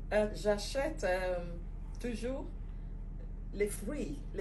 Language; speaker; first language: French; non-native, fluent; Igbo